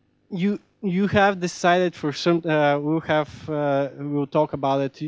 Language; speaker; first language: English; non-native, fluent; Bulgarian